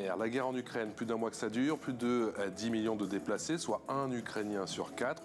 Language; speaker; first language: French; native; French